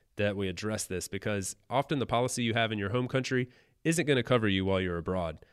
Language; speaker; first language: English; native; English